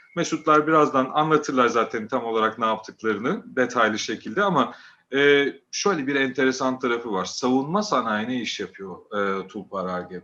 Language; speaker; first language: Turkish; native; Turkish